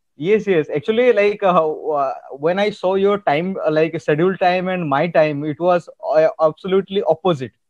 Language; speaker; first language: English; non-native, local second language; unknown